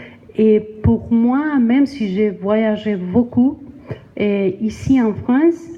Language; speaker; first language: French; non-native, learner; Spanish